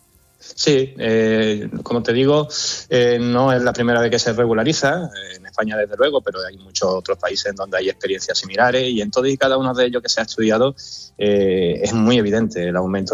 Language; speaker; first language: Spanish; native; Spanish